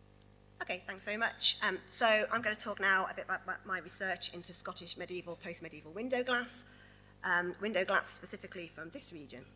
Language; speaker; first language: English; native; English